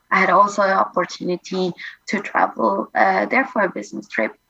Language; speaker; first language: English; non-native, fluent; Indonesian